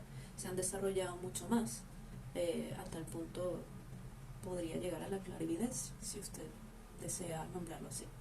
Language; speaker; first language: Spanish; native; Spanish